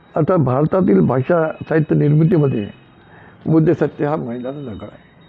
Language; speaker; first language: Marathi; native; Marathi